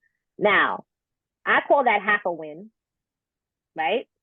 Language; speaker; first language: English; native; English